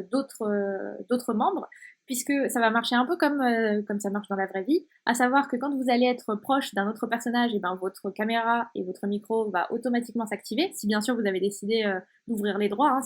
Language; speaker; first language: French; native; French